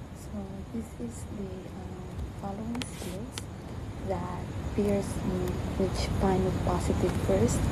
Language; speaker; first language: English; non-native, local second language; Filipino